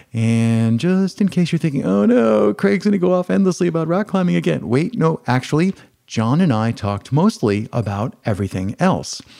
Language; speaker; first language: English; native; English